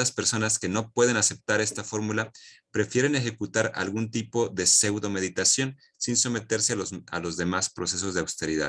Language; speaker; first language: Spanish; native; Spanish